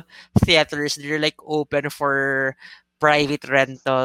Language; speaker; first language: English; non-native, local second language; Filipino